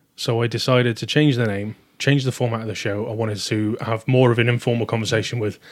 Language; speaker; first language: English; native; English